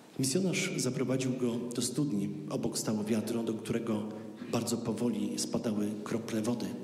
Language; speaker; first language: Polish; native; Polish